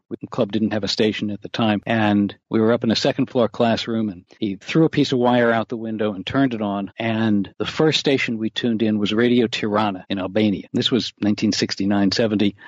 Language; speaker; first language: English; native; English